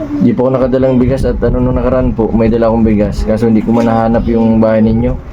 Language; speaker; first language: Filipino; native; Filipino